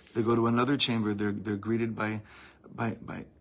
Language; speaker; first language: English; native; English